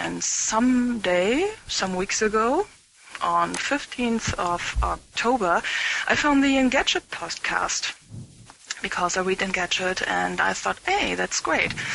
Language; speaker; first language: English; non-native, fluent; German